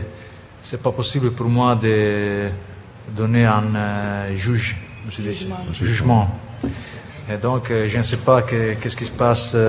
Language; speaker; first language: French; non-native, fluent; Italian